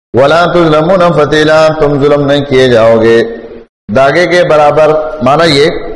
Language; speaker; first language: Urdu; non-native, local second language; Pashto